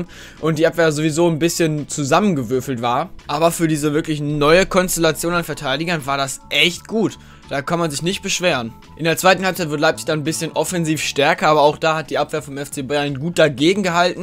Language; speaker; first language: German; native; German